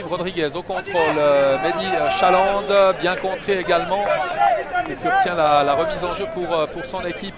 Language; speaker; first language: French; native; French